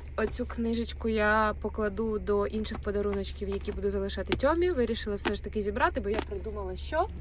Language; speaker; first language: Ukrainian; native; Ukrainian